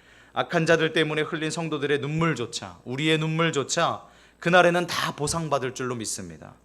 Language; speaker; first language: Korean; native; Korean